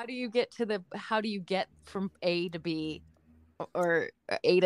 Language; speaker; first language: English; native; English